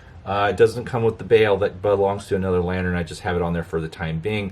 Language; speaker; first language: English; native; English